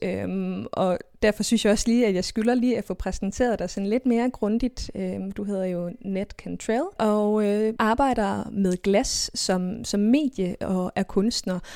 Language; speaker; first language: Danish; native; Danish